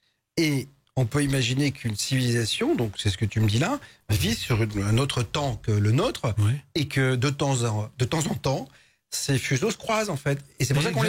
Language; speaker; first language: French; native; French